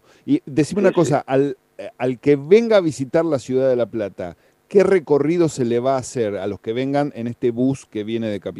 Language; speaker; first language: Spanish; native; Spanish